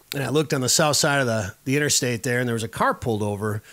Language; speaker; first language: English; native; English